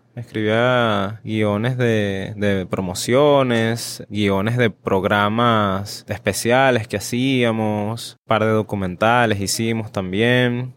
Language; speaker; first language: Spanish; native; Spanish